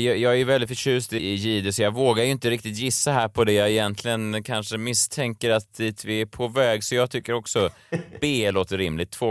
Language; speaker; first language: Swedish; native; Swedish